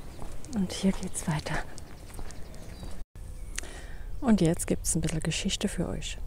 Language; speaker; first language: German; native; German